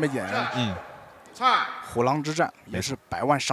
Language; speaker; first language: Chinese; native; Chinese